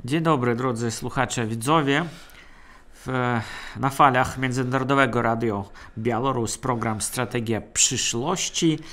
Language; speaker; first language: Polish; non-native, fluent; Russian